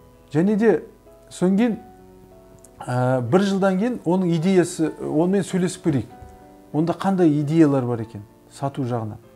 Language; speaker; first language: Kazakh; native; Kazakh